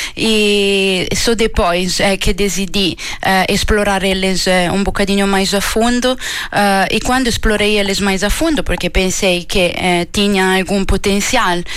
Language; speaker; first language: Portuguese; non-native, fluent; Italian